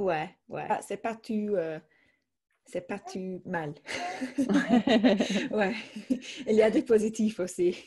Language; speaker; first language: French; non-native, fluent; English